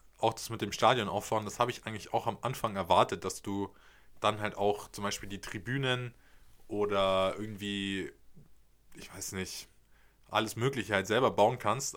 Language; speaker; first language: German; native; German